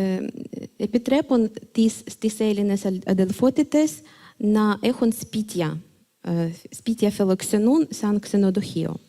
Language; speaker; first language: Greek; non-native, fluent; Ukrainian